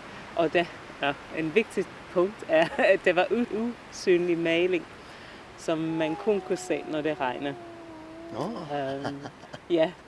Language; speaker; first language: Danish; non-native, fluent; English